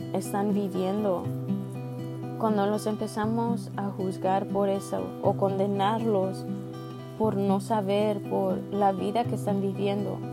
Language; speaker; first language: Spanish; early bilingual, heritage; Spanish